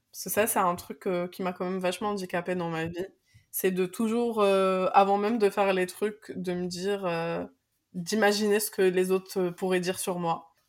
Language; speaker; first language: French; early bilingual, other home language; Arabic